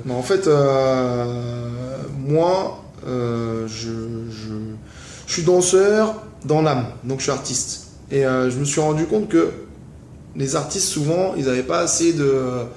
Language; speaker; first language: French; native; French